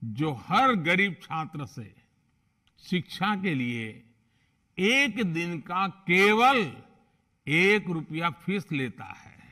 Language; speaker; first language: Hindi; non-native, local second language; Gujarati